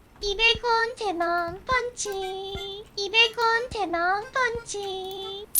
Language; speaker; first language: Korean; non-native, learner; Japanese